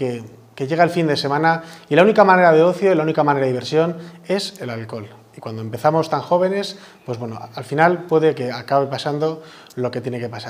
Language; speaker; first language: Spanish; native; Spanish